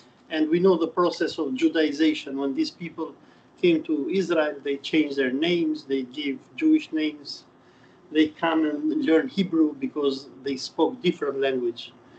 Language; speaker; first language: English; non-native, fluent; Albanian